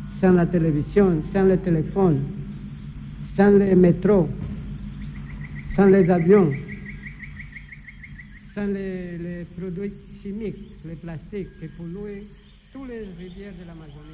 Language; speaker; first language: French; non-native, learner; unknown